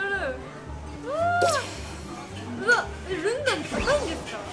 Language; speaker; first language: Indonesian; non-native, learner; Japanese